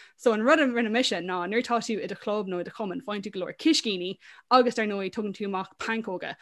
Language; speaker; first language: Irish; non-native, local second language; English